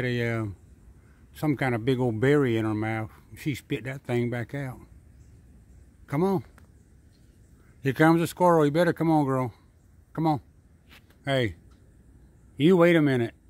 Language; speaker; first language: English; native; English